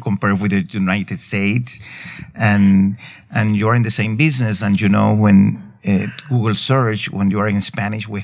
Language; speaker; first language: English; non-native, fluent; Spanish